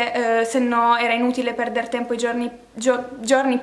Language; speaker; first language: Italian; native; Italian